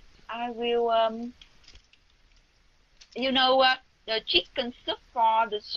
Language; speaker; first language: English; non-native, learner; Vietnamese